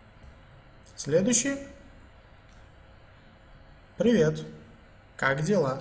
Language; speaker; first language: Russian; non-native, local second language; Uzbek